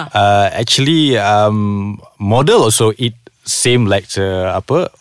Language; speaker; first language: English; non-native, local second language; Malay